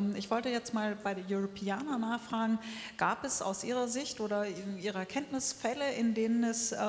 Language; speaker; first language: German; native; German